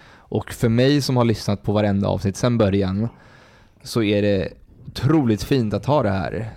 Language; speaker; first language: Swedish; early bilingual, other home language; Spanish